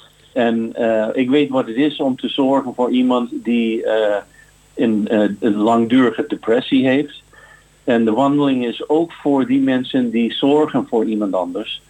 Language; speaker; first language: Dutch; non-native, fluent; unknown